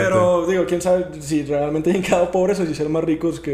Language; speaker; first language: Spanish; native; Spanish